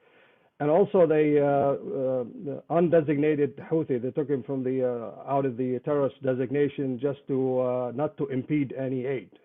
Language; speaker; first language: English; non-native, fluent; Arabic